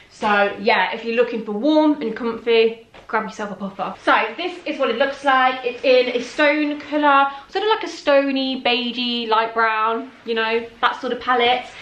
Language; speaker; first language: English; native; English